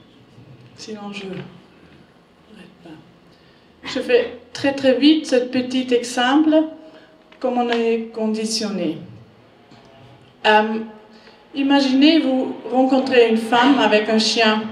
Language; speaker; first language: French; non-native, learner; German